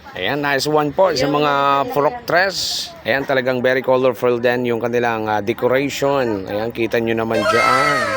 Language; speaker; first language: Filipino; non-native, local second language; Bikol